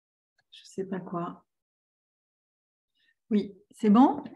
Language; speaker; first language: French; native; French